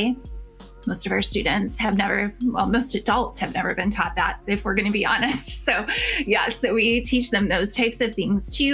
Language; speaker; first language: English; native; English